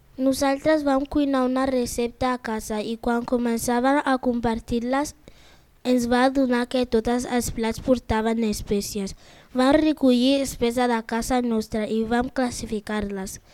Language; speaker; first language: Catalan; non-native, learner; Portuguese